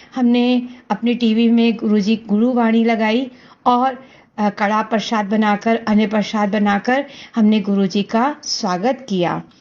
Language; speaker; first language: Hindi; native; Hindi